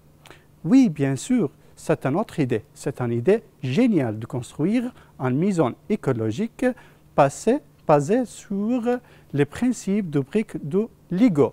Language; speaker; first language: French; non-native, fluent; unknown